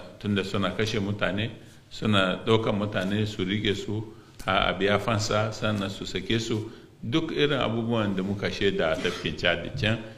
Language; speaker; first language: Hausa; non-native, local second language; Arabic